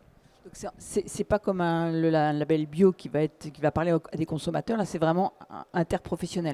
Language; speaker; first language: French; native; French